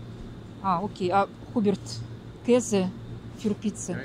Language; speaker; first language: German; non-native, learner; Russian